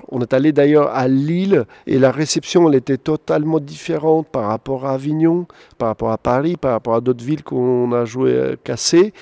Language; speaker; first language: French; non-native, fluent; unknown